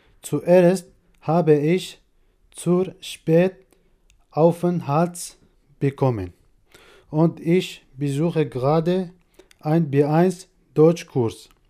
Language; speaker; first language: German; non-native, learner; Arabic